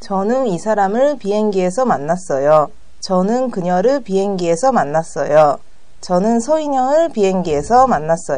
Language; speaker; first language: Korean; non-native, fluent; Japanese